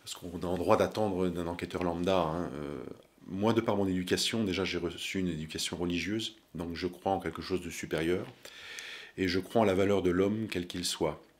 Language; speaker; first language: French; native; French